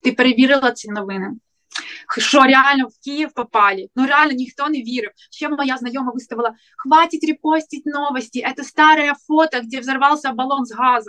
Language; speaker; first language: Ukrainian; native; Ukrainian